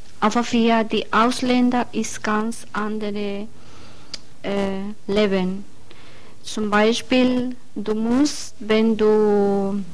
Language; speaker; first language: German; non-native, learner; Spanish